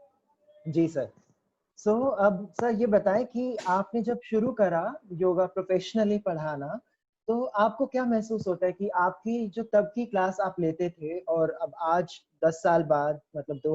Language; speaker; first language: Hindi; native; Hindi